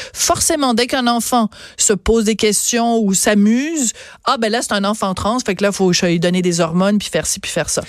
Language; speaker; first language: French; native; French